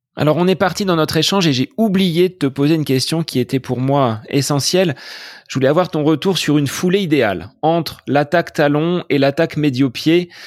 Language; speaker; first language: French; native; French